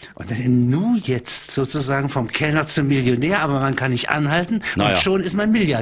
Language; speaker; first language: German; native; German